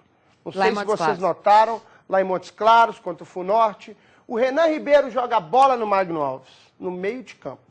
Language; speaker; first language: Portuguese; native; Portuguese